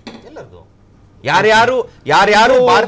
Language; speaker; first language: Kannada; native; Kannada